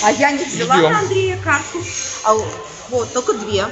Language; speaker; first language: Russian; native; Russian